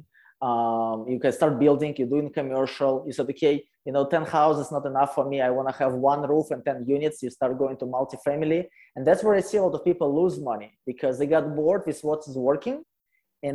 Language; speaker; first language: English; non-native, fluent; Russian